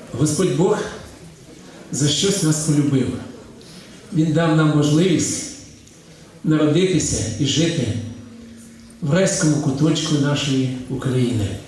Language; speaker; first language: Ukrainian; native; Ukrainian